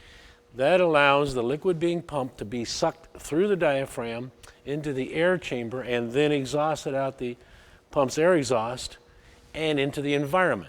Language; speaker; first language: English; native; English